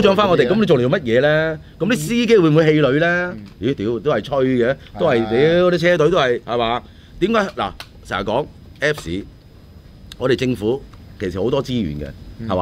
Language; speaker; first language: Cantonese; native; Cantonese